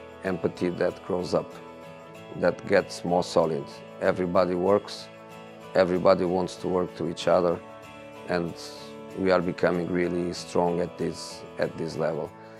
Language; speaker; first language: English; non-native, fluent; Portuguese